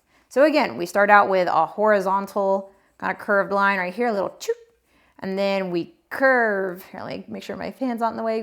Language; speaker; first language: English; native; English